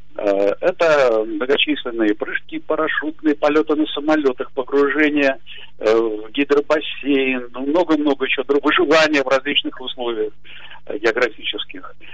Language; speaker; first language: Russian; native; Russian